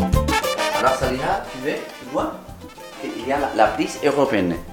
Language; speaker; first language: French; non-native, fluent; Spanish